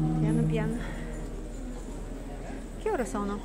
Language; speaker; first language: Italian; non-native, learner; Russian